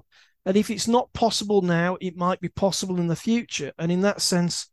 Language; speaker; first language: English; native; English